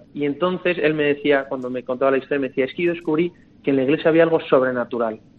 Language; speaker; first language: Spanish; native; Spanish